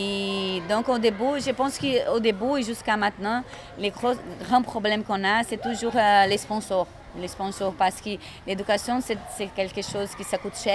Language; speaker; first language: French; non-native, fluent; Portuguese